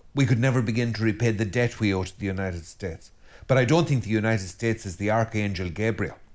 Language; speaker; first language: English; native; English